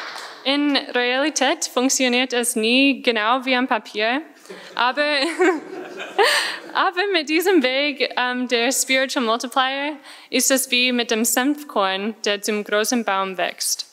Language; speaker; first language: German; non-native, fluent; English